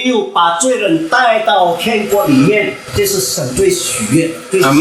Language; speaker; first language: Chinese; early bilingual, heritage; Chinese